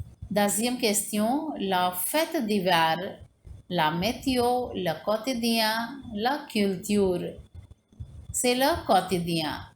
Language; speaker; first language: French; non-native, learner; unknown